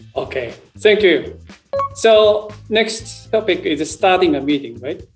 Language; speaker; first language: English; non-native, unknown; Japanese